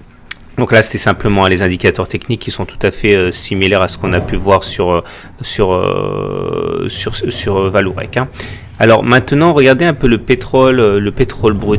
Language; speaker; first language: French; native; French